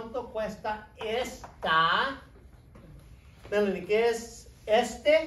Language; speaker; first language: Spanish; non-native, fluent; English